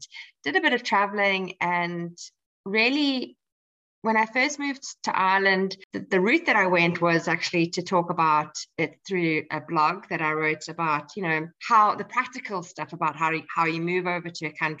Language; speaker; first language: English; native; English